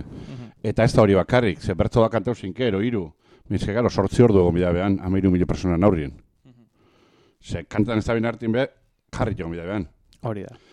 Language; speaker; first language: Basque; native; Basque